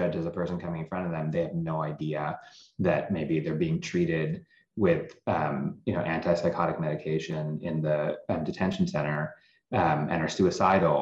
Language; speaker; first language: English; native; English